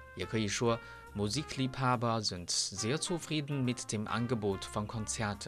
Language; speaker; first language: German; non-native, fluent; Chinese